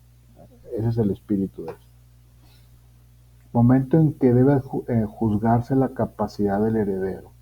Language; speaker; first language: Spanish; native; Spanish